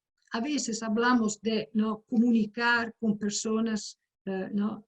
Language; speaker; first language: Spanish; non-native, fluent; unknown